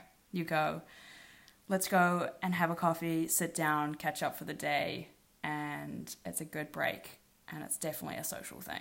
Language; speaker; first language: English; native; English